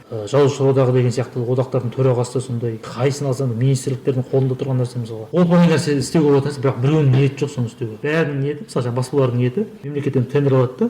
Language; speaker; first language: Kazakh; native; Kazakh